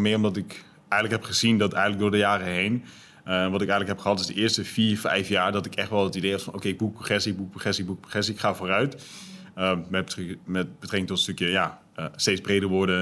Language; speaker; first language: Dutch; native; Dutch